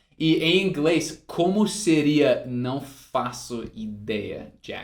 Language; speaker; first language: Portuguese; non-native, fluent; English